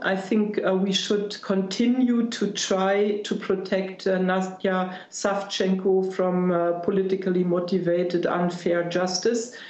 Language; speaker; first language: English; non-native, fluent; German